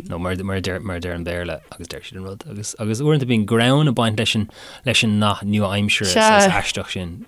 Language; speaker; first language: Irish; non-native, local second language; English